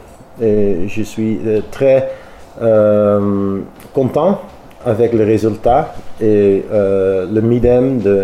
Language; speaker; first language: French; non-native, learner; Dutch